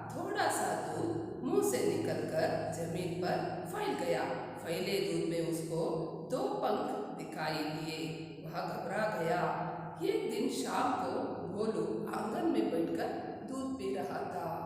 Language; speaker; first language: Hindi; non-native, local second language; Kannada